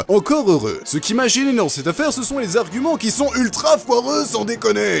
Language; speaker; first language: French; native; French